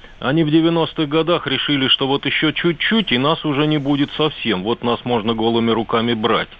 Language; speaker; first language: Russian; native; Russian